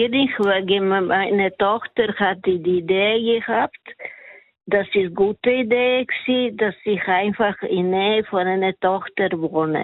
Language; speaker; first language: German; non-native, fluent; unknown